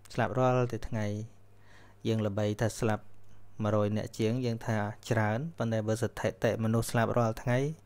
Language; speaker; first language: Khmer; native; Khmer